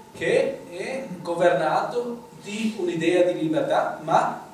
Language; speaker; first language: Italian; non-native, fluent; German